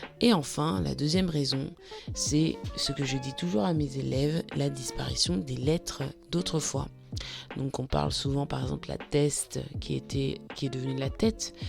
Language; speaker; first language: French; native; French